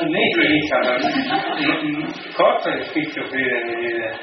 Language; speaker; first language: German; non-native, learner; Slovenian